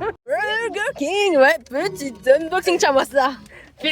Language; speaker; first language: French; native; French